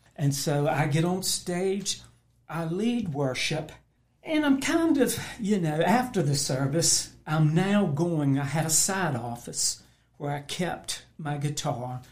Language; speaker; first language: English; native; English